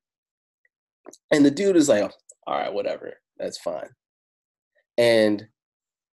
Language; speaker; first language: English; non-native, fluent; Italian